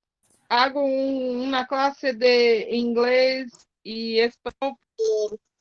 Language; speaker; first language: Spanish; non-native, learner; Portuguese